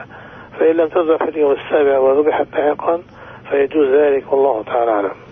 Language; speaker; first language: Arabic; native; Arabic